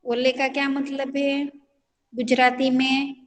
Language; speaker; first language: Hindi; non-native, local second language; Gujarati